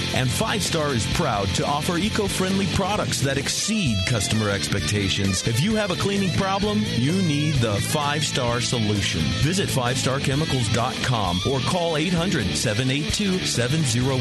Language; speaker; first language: English; native; English